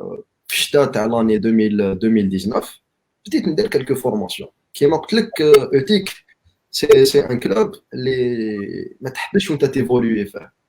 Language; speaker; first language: Arabic; native; Arabic